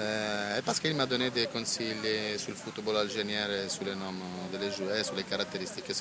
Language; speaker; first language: French; non-native, learner; Italian